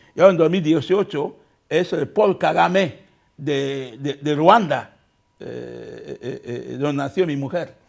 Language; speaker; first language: Spanish; non-native, local second language; Fang